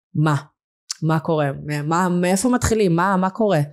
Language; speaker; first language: Hebrew; early bilingual, other home language; Russian